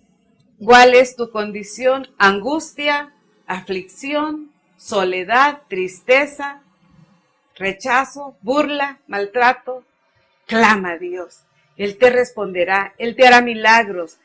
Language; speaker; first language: Spanish; native; Spanish